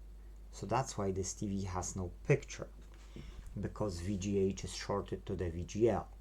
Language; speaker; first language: English; non-native, fluent; Polish